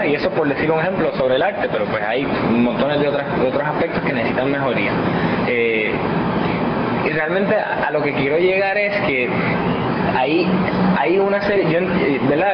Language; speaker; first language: Spanish; native; Spanish